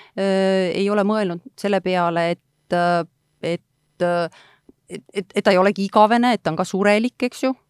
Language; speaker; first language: Estonian; native; Estonian